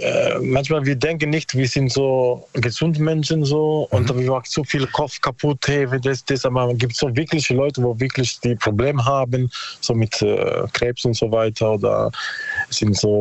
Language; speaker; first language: German; non-native, learner; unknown